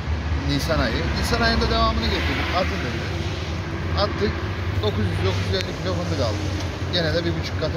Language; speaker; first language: Turkish; native; Turkish